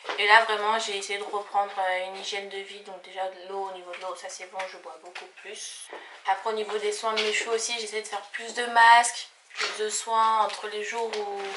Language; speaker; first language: French; native; French